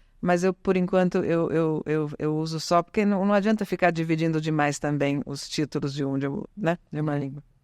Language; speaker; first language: Portuguese; early bilingual, other home language; Italian